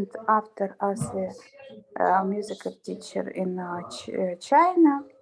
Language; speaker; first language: English; non-native, learner; Russian